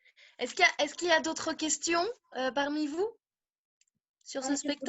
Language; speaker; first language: French; native; French